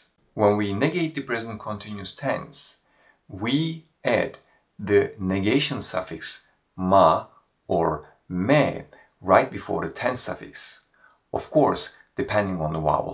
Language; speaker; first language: English; non-native, fluent; Turkish